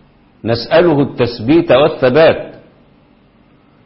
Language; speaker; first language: Arabic; native; Arabic